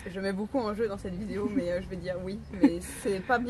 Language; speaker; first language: French; native; French